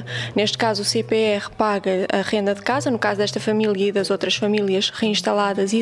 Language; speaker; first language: Portuguese; native; Portuguese